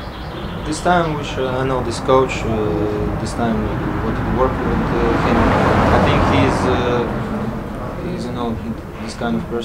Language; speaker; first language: English; non-native, learner; Latvian